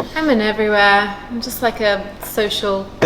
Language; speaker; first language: English; non-native, local second language; Maltese